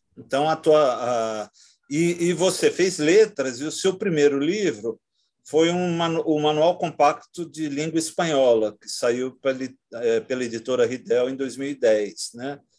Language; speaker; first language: Portuguese; native; Portuguese